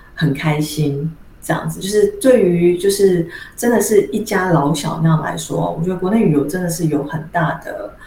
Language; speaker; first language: Chinese; native; Chinese